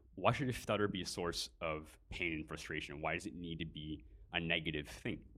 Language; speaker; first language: English; native; English